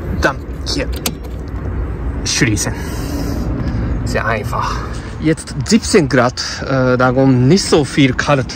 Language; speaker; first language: German; non-native, learner; Japanese